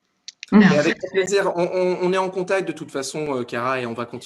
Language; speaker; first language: French; native; French